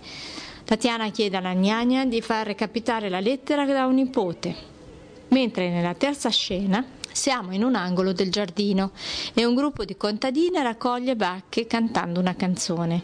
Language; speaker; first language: Italian; native; Italian